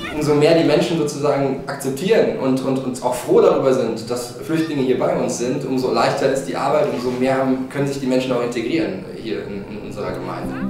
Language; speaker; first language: German; native; German